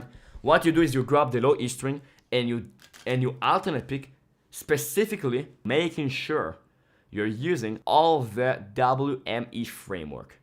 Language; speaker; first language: English; non-native, fluent; Hebrew